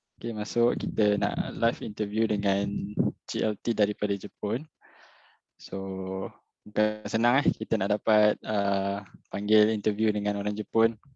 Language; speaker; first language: Malay; native; Malay